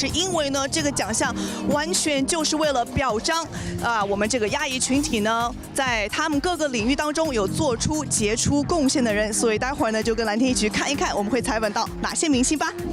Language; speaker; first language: Chinese; native; Chinese